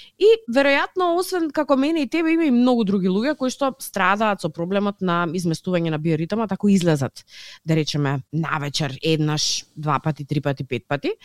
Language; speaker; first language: Macedonian; native; Macedonian